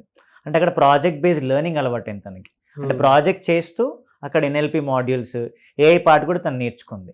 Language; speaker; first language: Telugu; native; Telugu